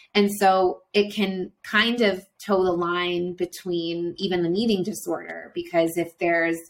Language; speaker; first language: English; native; English